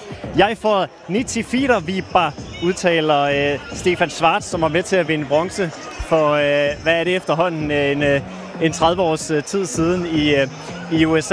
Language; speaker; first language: Danish; native; Danish